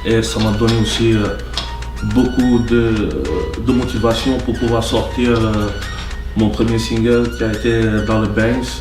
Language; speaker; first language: French; non-native, local second language; Wolof